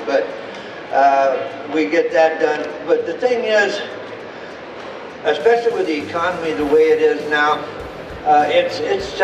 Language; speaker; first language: English; native; English